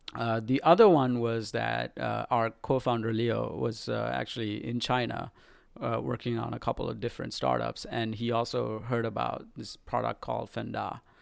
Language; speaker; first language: English; non-native, local second language; Sinhala